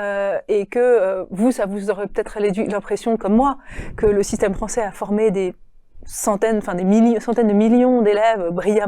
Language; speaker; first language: French; native; French